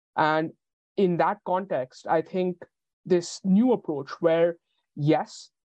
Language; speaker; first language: English; non-native, local second language; Bangla